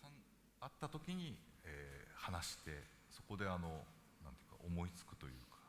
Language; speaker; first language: Japanese; native; Japanese